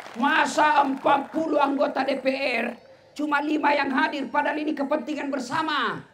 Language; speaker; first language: Indonesian; non-native, local second language; Buginese